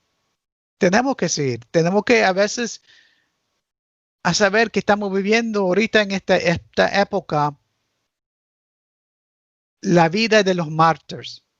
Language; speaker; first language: Spanish; early bilingual, heritage; Spanish